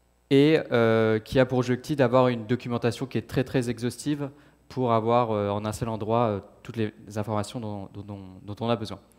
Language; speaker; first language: French; native; French